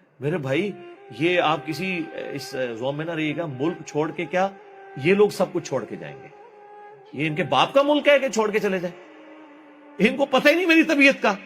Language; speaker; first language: Urdu; non-native, local second language; Punjabi